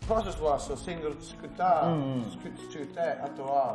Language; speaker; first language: Japanese; non-native, learner; English